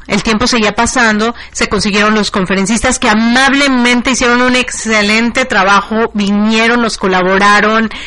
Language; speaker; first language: Spanish; native; Spanish